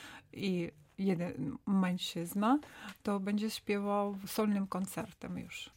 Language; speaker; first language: Polish; non-native, learner; Ukrainian